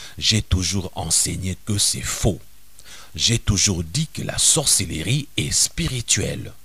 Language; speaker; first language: French; non-native, local second language; Lingala